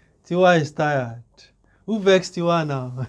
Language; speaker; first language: English; non-native, local second language; Yoruba